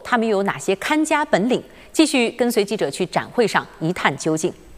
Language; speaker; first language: Chinese; native; Chinese